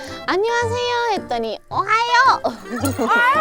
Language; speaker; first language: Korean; non-native, fluent; Japanese